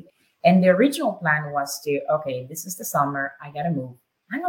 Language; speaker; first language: English; non-native, fluent; Spanish